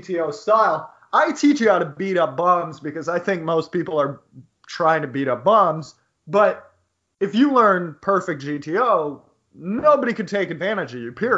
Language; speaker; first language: English; native; English